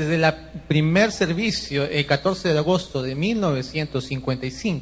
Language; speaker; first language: Spanish; native; Spanish